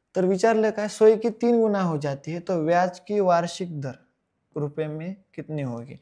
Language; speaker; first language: Hindi; non-native, local second language; Marathi